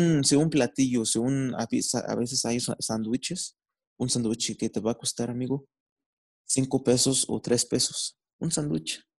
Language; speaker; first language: Spanish; non-native, fluent; Arabic